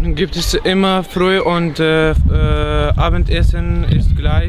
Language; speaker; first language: German; non-native, learner; Kurdish